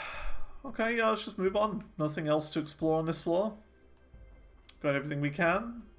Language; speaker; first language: English; native; English